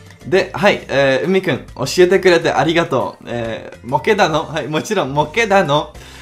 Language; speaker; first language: Japanese; non-native, fluent; Czech